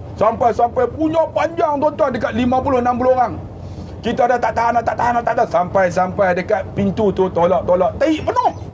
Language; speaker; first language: Malay; native; Malay